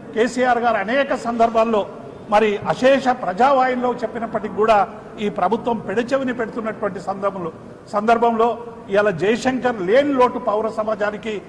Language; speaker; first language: Telugu; native; Telugu